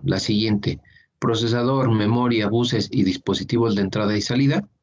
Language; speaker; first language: Spanish; native; Spanish